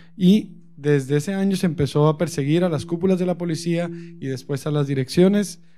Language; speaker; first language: Spanish; native; Spanish